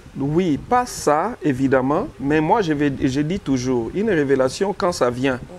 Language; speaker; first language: French; non-native, local second language; Lingala